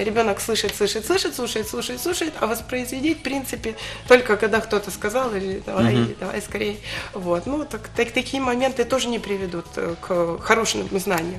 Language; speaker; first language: Russian; native; Russian